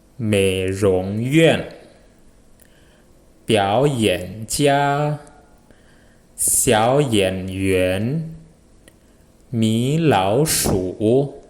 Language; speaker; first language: Chinese; non-native, fluent; Indonesian